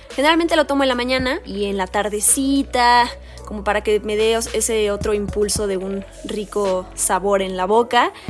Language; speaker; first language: Spanish; native; Spanish